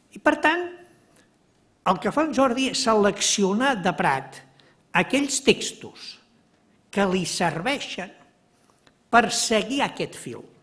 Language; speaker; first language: Catalan; native; Catalan